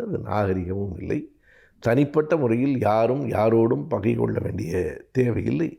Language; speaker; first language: Tamil; native; Tamil